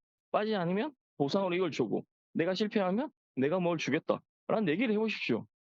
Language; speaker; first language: Korean; native; Korean